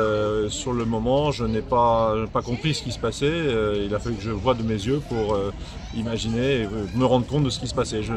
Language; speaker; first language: French; native; French